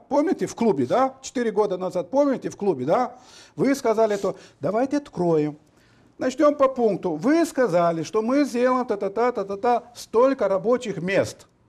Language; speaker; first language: Russian; non-native, local second language; Romanian